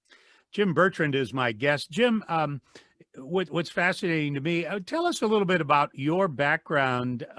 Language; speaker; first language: English; native; English